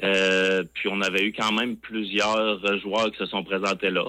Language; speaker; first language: French; native; French